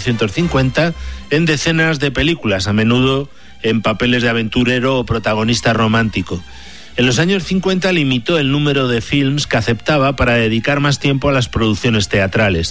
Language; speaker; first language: Spanish; native; Spanish